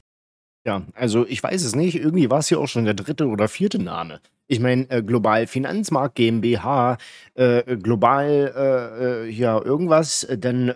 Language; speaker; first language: German; native; German